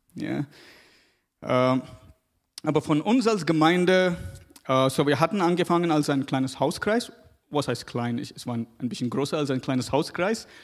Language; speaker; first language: German; non-native, fluent; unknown